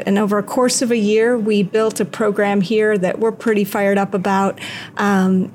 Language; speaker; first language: English; native; English